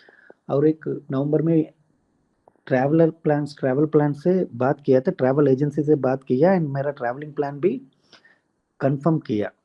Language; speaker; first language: Hindi; non-native, local second language; Telugu